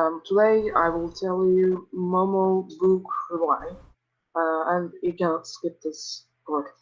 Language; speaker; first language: English; non-native, learner; Turkish